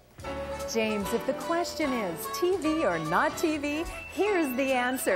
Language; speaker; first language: English; native; English